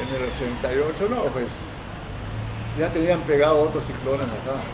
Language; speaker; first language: Spanish; native; Spanish